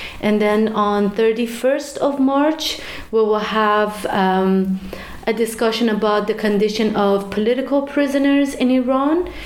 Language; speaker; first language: English; non-native, fluent; Persian